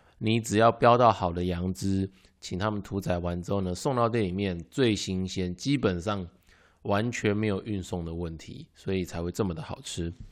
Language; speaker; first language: Chinese; native; Chinese